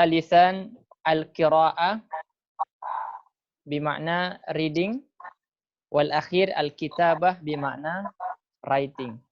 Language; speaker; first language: Arabic; non-native, fluent; Indonesian